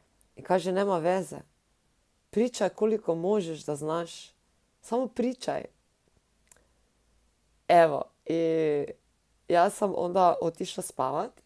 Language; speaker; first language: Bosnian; non-native, learner; Slovenian